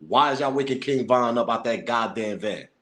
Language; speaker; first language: English; native; English